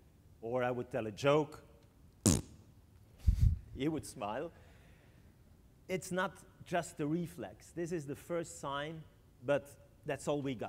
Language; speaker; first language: English; non-native, fluent; French